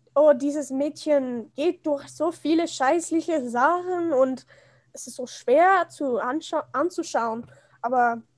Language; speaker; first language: German; non-native, fluent; English